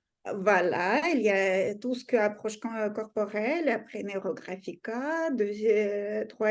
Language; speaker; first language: French; non-native, fluent; Russian